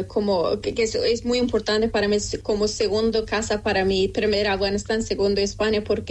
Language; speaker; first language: Spanish; non-native, local second language; Persian